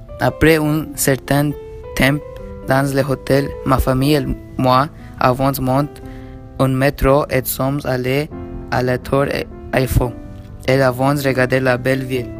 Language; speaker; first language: French; non-native, learner; English